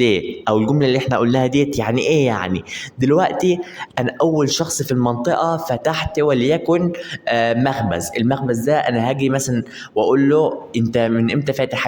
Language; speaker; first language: Arabic; native; Arabic